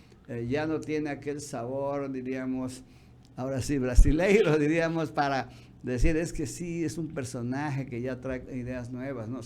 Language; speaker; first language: Spanish; native; Spanish